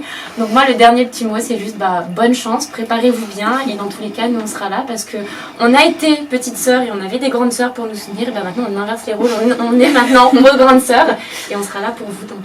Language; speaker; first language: French; native; French